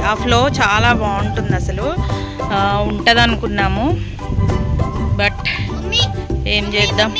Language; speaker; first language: Telugu; native; Telugu